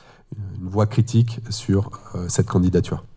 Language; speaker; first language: French; native; French